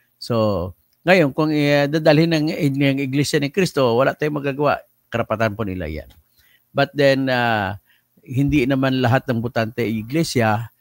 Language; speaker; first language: Filipino; native; Filipino